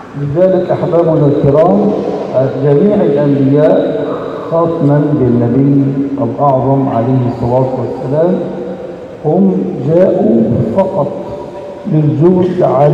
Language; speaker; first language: Arabic; native; Arabic